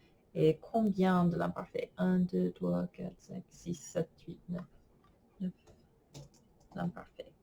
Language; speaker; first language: French; non-native, fluent; English